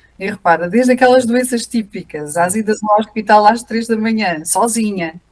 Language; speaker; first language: Portuguese; native; Portuguese